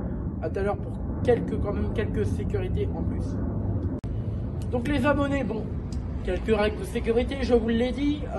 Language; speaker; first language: French; native; French